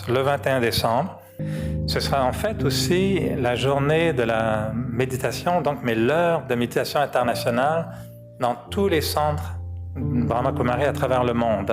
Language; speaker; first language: French; native; French